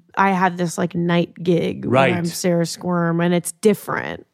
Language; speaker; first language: English; native; English